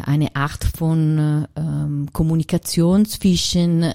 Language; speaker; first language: German; non-native, learner; Italian